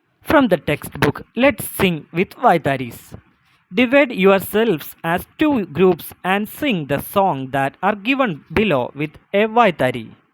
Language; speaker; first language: English; non-native, local second language; Malayalam